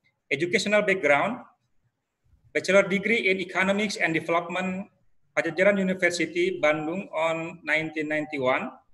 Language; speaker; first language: English; non-native, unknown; Indonesian